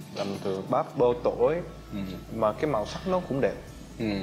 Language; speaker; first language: Vietnamese; non-native, fluent; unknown